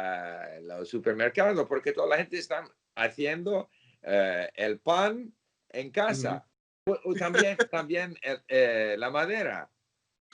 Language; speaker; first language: Spanish; non-native, fluent; English